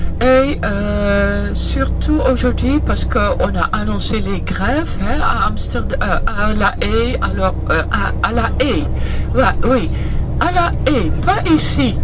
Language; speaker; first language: French; early bilingual, heritage; Dutch